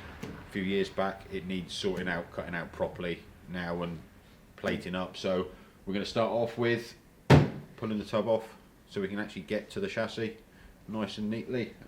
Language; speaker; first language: English; native; English